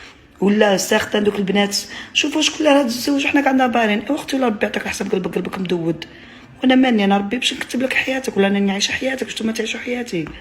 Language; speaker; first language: Arabic; native; Arabic